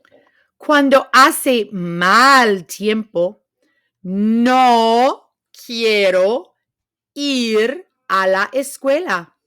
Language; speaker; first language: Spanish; non-native, fluent; English